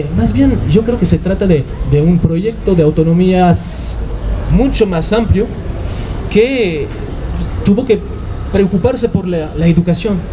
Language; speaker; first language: Spanish; non-native, fluent; French